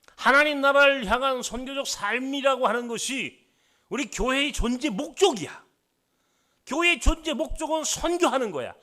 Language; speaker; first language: Korean; native; Korean